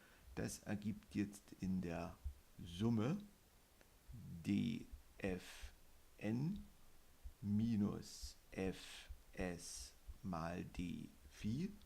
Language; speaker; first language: German; native; German